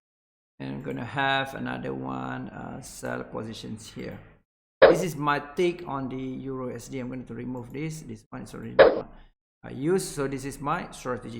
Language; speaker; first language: English; non-native, local second language; Malay